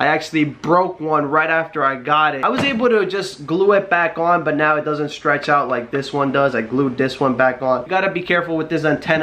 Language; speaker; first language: English; native; English